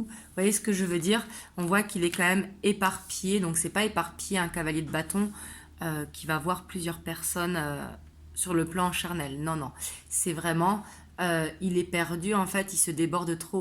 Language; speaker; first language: French; native; French